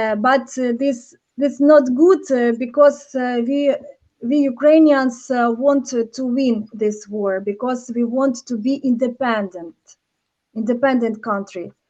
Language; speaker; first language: English; non-native, learner; Ukrainian